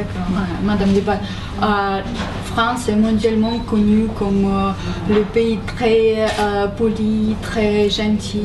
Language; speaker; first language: French; non-native, learner; Russian